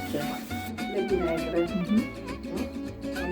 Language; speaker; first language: French; non-native, learner; Italian